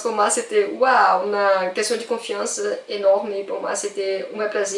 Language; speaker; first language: French; non-native, fluent; Portuguese